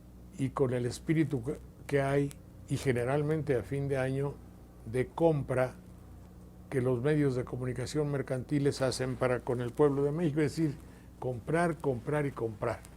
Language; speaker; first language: Spanish; native; Spanish